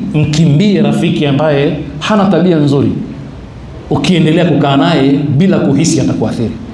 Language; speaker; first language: Swahili; native; Swahili